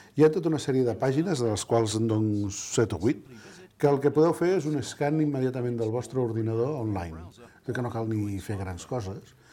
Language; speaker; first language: Catalan; native; Catalan